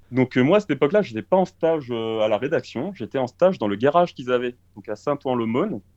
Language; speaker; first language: French; early bilingual, other home language; Portuguese